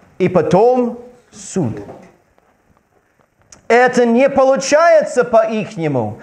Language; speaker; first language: Russian; non-native, learner; English